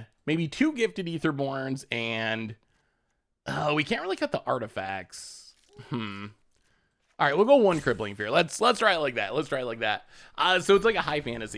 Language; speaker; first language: English; native; English